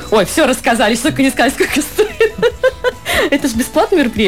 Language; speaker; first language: Russian; native; Russian